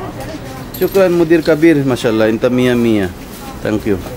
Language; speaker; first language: English; non-native, learner; Filipino